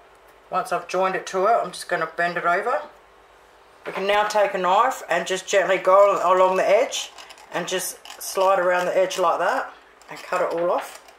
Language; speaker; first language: English; native; English